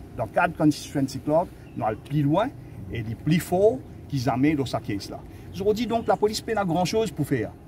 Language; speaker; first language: French; non-native, local second language; Morisyen